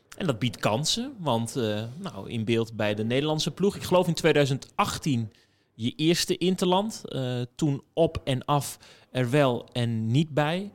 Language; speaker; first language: Dutch; native; Dutch